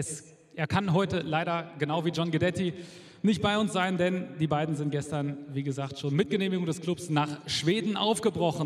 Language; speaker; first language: German; native; German